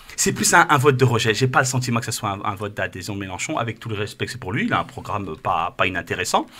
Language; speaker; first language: French; native; French